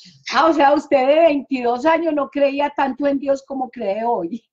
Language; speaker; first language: Spanish; native; Spanish